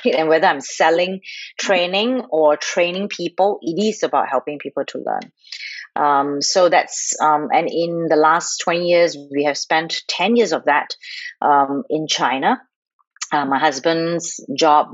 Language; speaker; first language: English; non-native, local second language; Cantonese